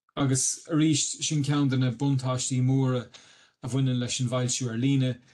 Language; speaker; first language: Irish; native; Irish